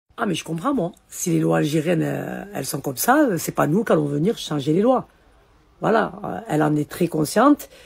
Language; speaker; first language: French; early bilingual, other home language; Arabic